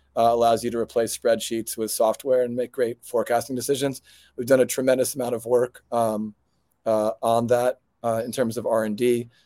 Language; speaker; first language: English; native; English